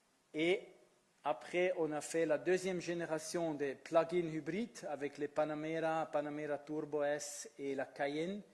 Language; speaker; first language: French; non-native, fluent; Italian